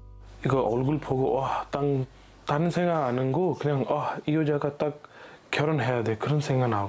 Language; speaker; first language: Korean; non-native, learner; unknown